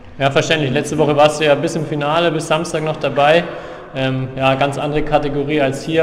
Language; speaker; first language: German; native; German